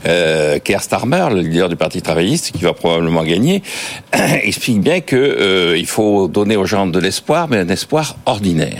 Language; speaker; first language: French; native; French